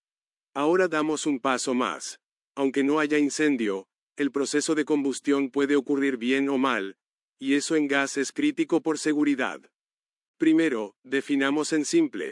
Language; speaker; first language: Spanish; native; Spanish